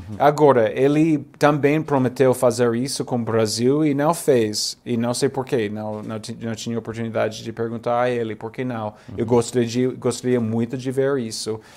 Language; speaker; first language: Portuguese; non-native, fluent; English